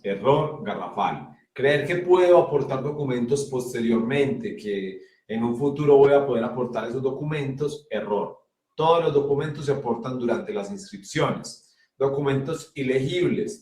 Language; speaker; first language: Spanish; native; Spanish